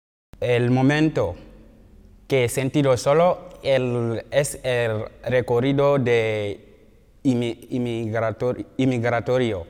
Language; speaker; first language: Spanish; non-native, learner; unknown